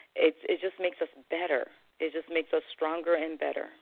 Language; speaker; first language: English; non-native, fluent; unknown